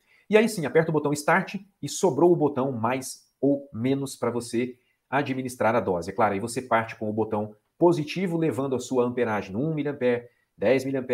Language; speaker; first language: Portuguese; native; Portuguese